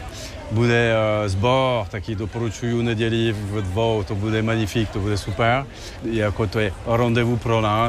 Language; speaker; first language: Czech; non-native, learner; French